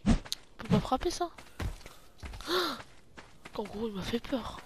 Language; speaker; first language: French; native; French